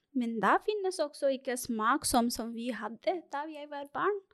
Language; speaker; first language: Norwegian; non-native, fluent; Bangla